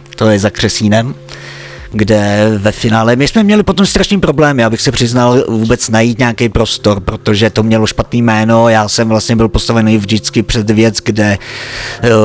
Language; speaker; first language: Czech; native; Czech